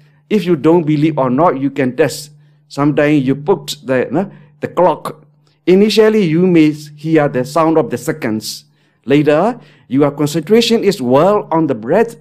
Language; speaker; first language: English; non-native, learner; Burmese